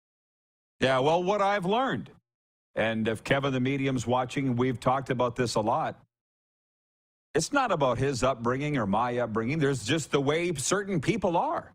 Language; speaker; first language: English; native; English